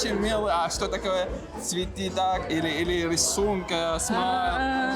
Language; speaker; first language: Russian; non-native, learner; Arabic